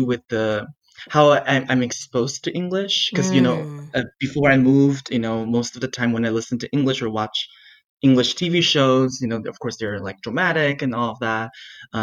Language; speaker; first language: English; non-native, fluent; Chinese